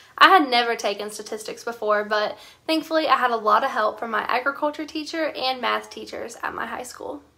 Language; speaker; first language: English; native; English